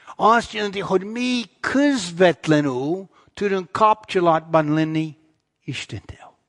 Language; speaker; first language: Hungarian; non-native, fluent; English